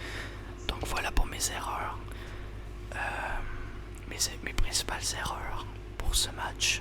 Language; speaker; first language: French; native; French